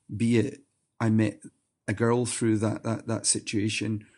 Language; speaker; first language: English; native; English